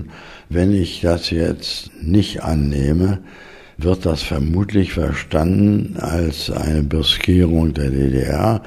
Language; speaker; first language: German; native; German